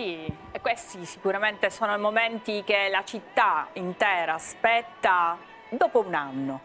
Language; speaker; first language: Italian; native; Italian